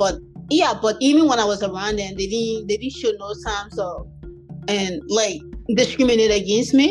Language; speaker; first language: English; native; English